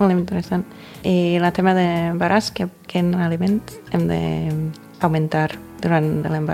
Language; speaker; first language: Catalan; non-native, fluent; English